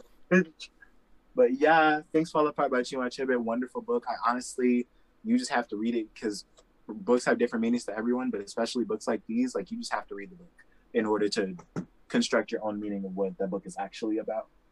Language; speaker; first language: English; native; English